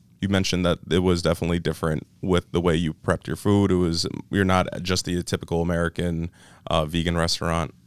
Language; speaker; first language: English; native; English